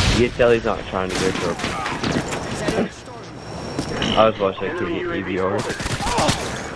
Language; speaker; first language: English; native; English